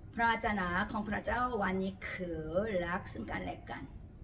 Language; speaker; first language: Thai; non-native, fluent; Korean